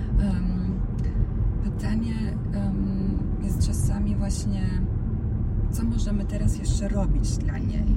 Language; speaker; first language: Polish; non-native, fluent; Croatian